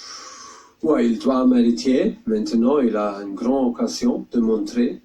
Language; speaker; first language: French; non-native, fluent; German